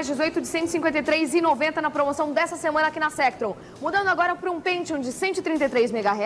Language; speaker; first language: Portuguese; native; Portuguese